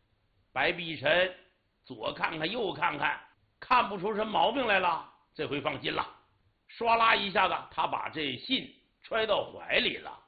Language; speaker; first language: Chinese; native; Chinese